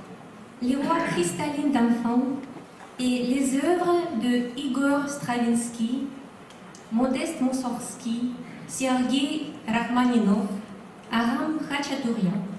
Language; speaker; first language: French; non-native, fluent; Russian